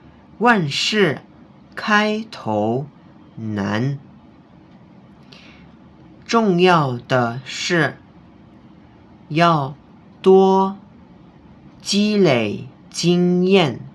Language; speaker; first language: Chinese; non-native, fluent; Indonesian